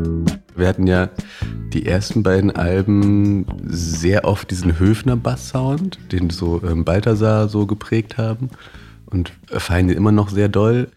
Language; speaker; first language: German; native; German